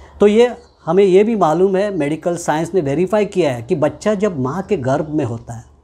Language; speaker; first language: Hindi; non-native, local second language; Marathi